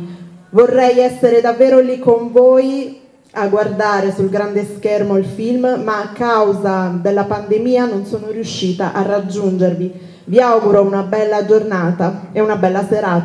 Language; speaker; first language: Italian; native; Italian